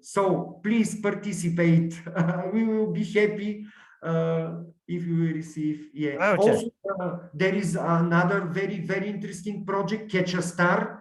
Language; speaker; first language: English; non-native, learner; Bulgarian